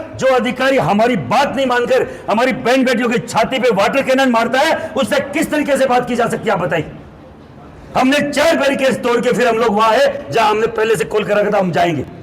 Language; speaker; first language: Hindi; native; Hindi